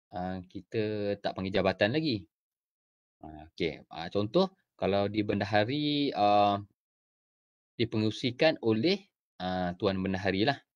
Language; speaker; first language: Malay; native; Malay